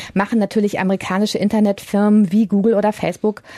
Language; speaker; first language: German; native; German